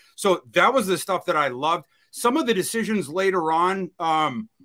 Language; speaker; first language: English; native; English